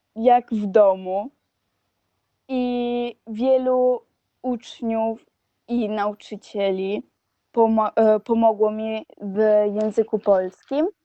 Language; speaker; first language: Polish; non-native, fluent; Italian